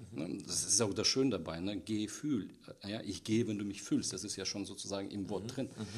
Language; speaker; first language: German; non-native, fluent; Russian